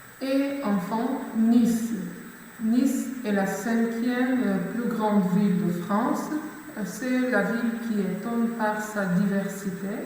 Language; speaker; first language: French; non-native, fluent; Macedonian